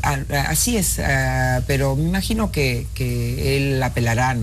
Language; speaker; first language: Spanish; native; Spanish